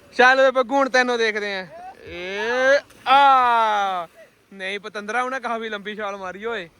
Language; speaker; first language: Punjabi; native; Punjabi